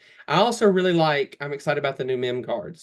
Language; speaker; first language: English; native; English